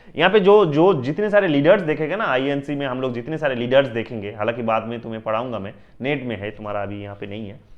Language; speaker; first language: Hindi; non-native, local second language; Bangla